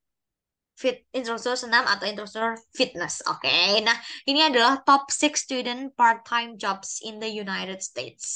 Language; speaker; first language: Indonesian; native; Indonesian